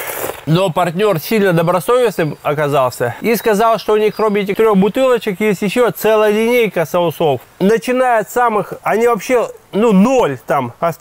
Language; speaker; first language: Russian; native; Russian